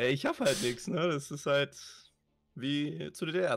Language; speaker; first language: German; native; German